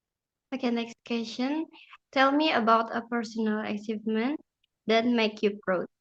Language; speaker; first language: English; non-native, learner; Indonesian